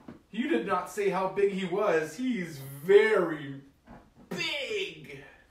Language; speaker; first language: English; native; English